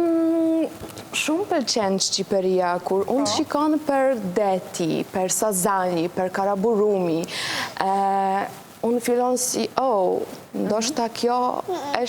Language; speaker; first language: Albanian; non-native, learner; Polish